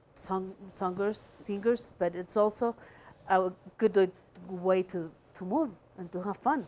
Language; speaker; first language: English; non-native, fluent; Spanish